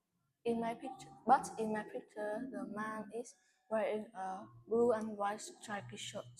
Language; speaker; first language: English; non-native, learner; Vietnamese